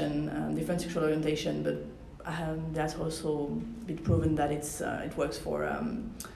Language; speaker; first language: English; non-native, fluent; French